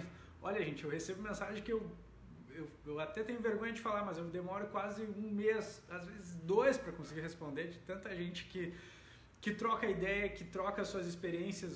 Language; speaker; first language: Portuguese; native; Portuguese